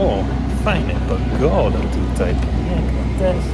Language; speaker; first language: Polish; non-native, learner; English